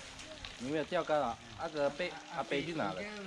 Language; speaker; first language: Chinese; native; Chinese